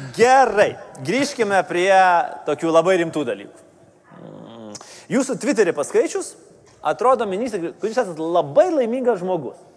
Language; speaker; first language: Lithuanian; native; Lithuanian